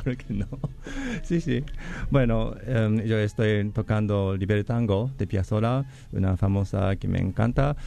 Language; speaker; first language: Spanish; non-native, learner; Japanese